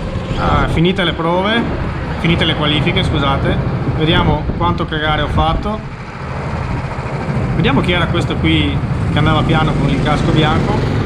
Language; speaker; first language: Italian; native; Italian